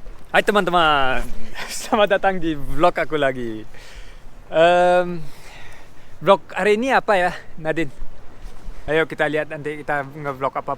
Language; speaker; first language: Indonesian; early bilingual, heritage; Indonesian